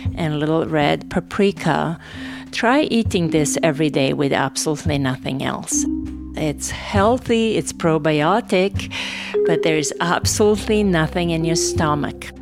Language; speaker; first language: English; non-native, fluent; Serbian